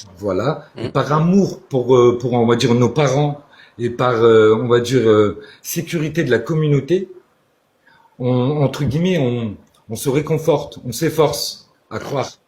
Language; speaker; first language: French; early bilingual, other home language; Arabic